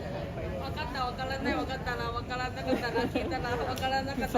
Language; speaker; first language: Japanese; non-native, fluent; Chinese